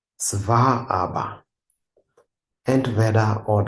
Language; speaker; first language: German; non-native, fluent; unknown